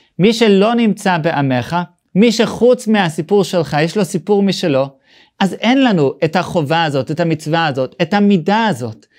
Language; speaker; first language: Hebrew; non-native, fluent; English